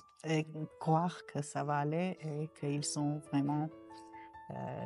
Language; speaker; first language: French; non-native, fluent; Armenian